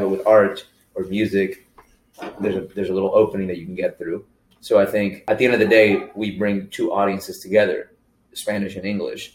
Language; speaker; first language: English; early bilingual, other home language; Spanish